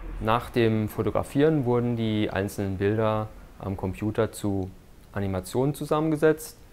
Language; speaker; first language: German; native; German